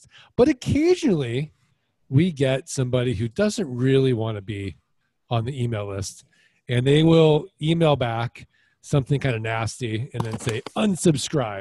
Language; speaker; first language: English; native; English